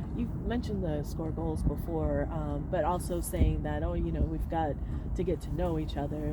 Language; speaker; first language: English; native; English